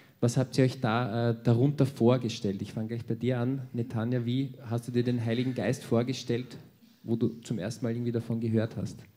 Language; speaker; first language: German; native; German